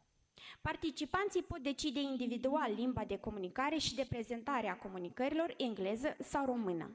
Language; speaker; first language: Romanian; native; Romanian